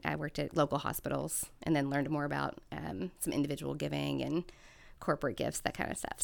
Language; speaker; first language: English; native; English